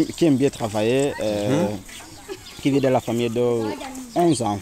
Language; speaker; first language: French; non-native, learner; Rundi